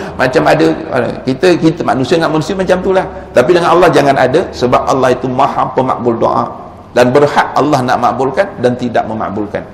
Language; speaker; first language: Malay; native; Malay